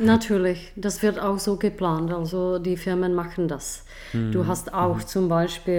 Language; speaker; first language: German; non-native, fluent; Czech